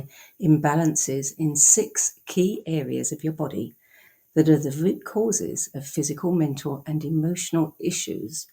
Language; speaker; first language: English; native; English